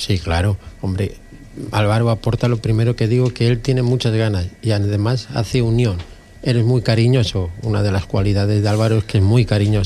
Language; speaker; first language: Spanish; native; Spanish